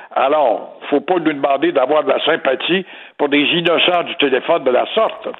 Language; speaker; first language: French; native; French